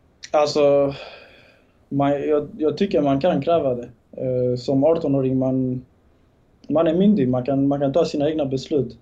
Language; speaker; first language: Swedish; early bilingual, other home language; Bosnian